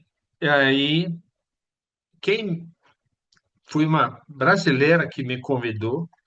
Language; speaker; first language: Portuguese; non-native, fluent; Swedish